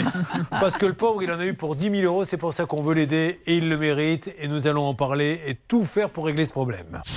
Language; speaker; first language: French; native; French